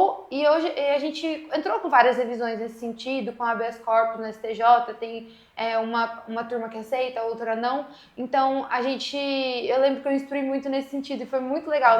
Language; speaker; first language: Portuguese; native; Portuguese